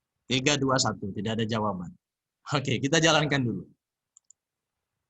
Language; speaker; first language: Indonesian; native; Indonesian